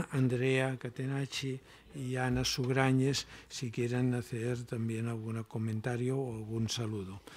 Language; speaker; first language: Spanish; non-native, local second language; Catalan